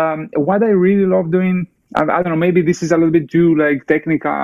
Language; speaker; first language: English; non-native, fluent; Greek